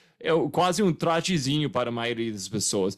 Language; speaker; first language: Portuguese; non-native, fluent; English